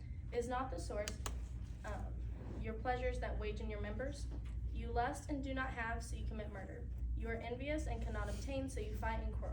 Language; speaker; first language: English; native; English